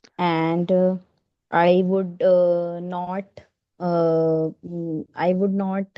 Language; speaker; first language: English; non-native, learner; Hindi